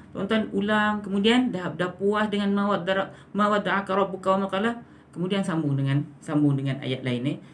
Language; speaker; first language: Malay; native; Malay